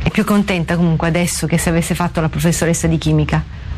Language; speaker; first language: Italian; native; Italian